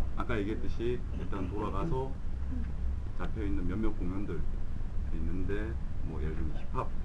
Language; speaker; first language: Korean; native; Korean